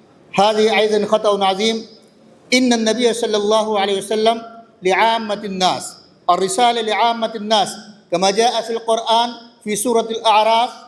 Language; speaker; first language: Arabic; non-native, learner; Urdu